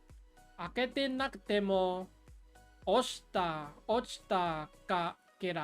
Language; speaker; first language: Japanese; non-native, learner; English